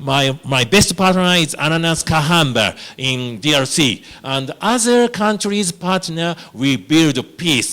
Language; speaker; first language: English; non-native, learner; Japanese